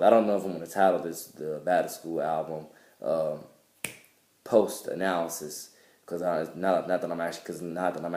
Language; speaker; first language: English; native; English